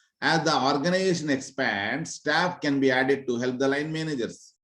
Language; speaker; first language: English; non-native, local second language; Telugu